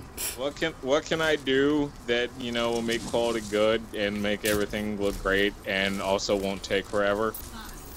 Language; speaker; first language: English; native; English